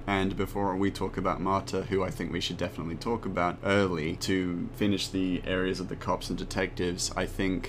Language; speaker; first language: English; native; English